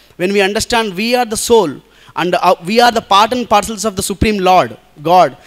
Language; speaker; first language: English; non-native, local second language; Telugu